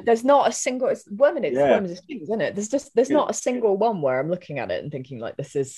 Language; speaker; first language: English; native; English